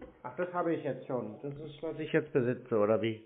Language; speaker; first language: German; native; German